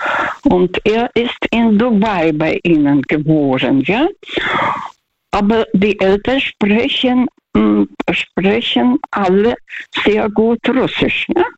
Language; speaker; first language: German; non-native, fluent; Russian